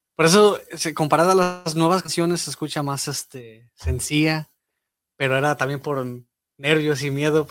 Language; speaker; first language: Spanish; early bilingual, heritage; Spanish